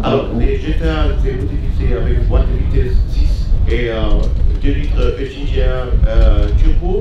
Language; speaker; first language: French; non-native, learner; German